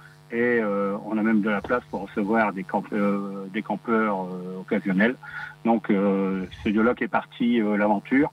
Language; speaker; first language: French; native; French